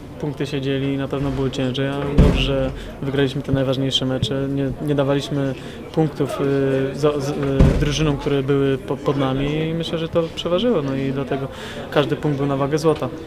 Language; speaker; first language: Polish; native; Polish